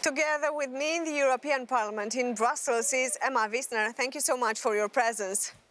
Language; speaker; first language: English; non-native, fluent; Romanian